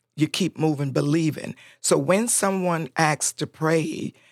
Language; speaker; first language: English; non-native, fluent; Spanish